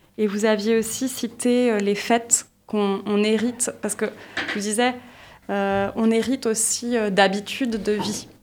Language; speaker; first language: French; native; French